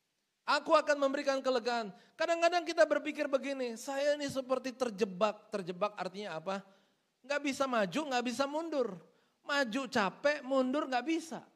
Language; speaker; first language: Indonesian; native; Indonesian